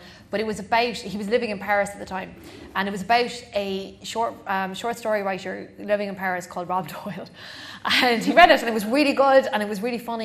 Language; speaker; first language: English; native; English